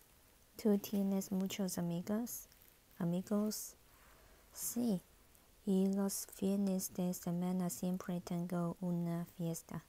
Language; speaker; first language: Spanish; non-native, learner; Chinese